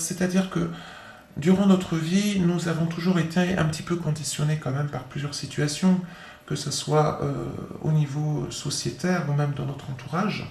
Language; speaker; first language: French; native; French